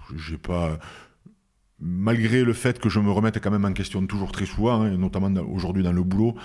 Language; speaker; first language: French; native; French